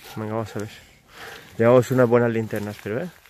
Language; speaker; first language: Spanish; native; Spanish